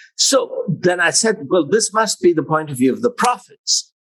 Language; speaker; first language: English; non-native, local second language; Hindi